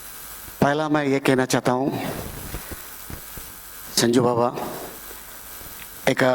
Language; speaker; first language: Hindi; non-native, fluent; Telugu